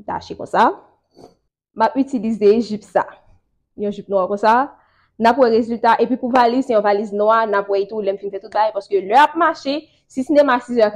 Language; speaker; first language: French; non-native, local second language; Haitian Creole